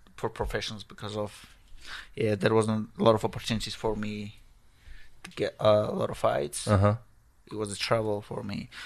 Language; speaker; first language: English; non-native, learner; Georgian